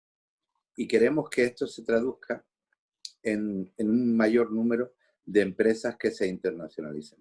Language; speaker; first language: Spanish; native; Spanish